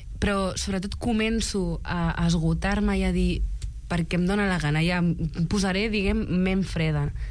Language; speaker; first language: Catalan; early bilingual, other home language; Arabic